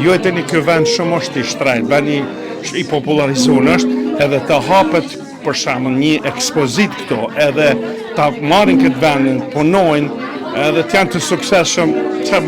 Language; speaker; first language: Albanian; native; Albanian